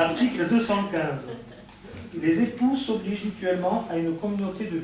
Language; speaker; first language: French; native; French